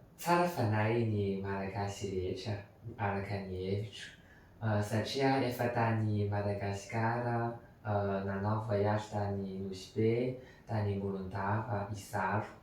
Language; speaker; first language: Malagasy; non-native, learner; Chinese